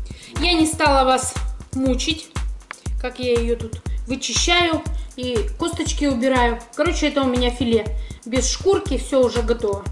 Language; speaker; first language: Russian; native; Russian